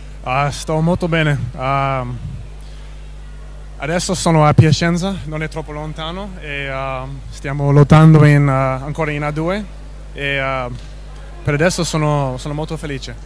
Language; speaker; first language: Italian; non-native, fluent; English